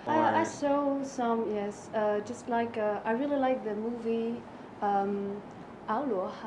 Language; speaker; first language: English; non-native, fluent; French